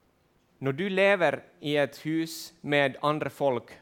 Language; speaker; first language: Swedish; non-native, fluent; Finnish